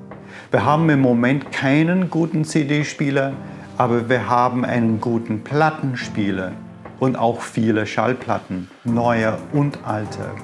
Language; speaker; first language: German; non-native, fluent; English